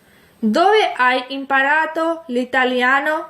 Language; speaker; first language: Italian; non-native, fluent; Urdu